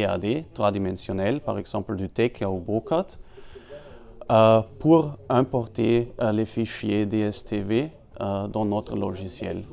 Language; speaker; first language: French; non-native, fluent; German